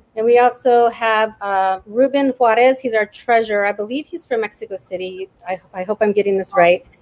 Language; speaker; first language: English; native; English